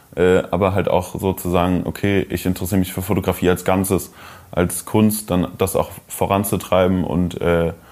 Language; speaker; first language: German; native; German